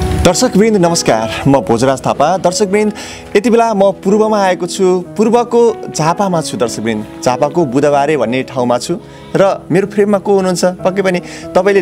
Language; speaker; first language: Nepali; native; Nepali